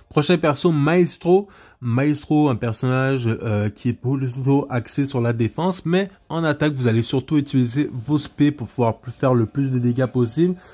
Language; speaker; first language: French; native; French